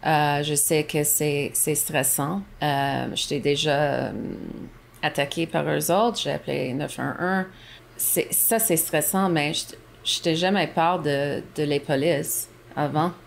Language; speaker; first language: French; non-native, local second language; English